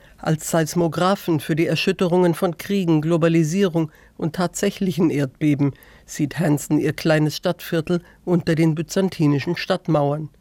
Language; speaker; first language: German; native; German